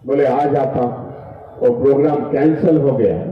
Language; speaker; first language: Hindi; non-native, local second language; Marathi